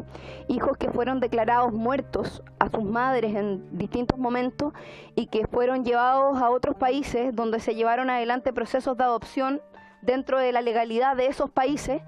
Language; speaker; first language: Spanish; native; Spanish